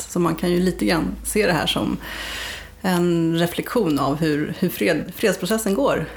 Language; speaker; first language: Swedish; native; Swedish